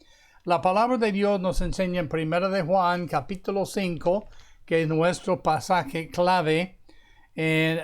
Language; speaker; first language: Spanish; non-native, fluent; English